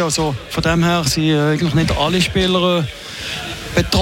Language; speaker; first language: German; native; German